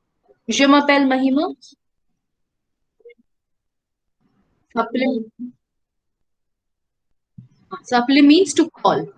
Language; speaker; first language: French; non-native, fluent; Hindi